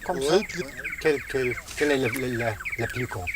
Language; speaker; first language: French; non-native, learner; English